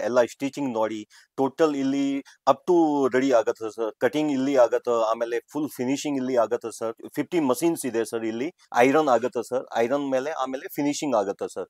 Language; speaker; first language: Kannada; non-native, local second language; Telugu